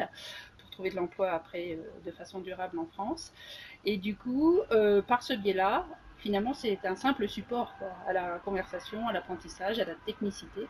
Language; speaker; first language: French; native; French